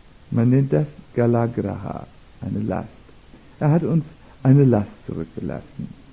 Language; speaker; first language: German; native; German